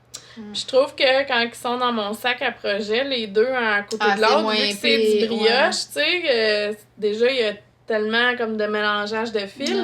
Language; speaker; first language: French; native; French